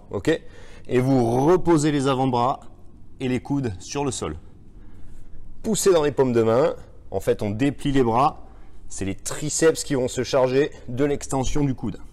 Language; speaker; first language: French; native; French